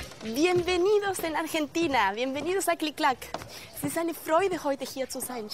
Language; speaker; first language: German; non-native, fluent; Spanish